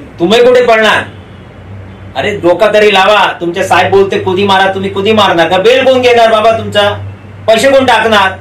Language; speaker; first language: Marathi; non-native, local second language; Hindi